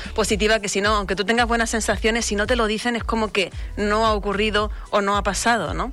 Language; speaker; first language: Spanish; native; Spanish